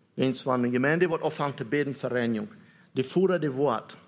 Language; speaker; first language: German; native; German